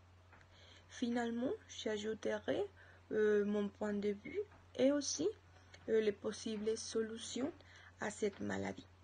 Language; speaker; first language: French; non-native, learner; Spanish